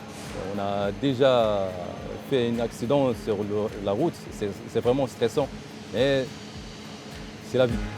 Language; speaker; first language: French; non-native, local second language; Arabic